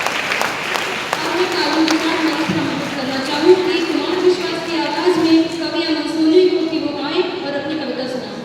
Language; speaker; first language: Hindi; native; Hindi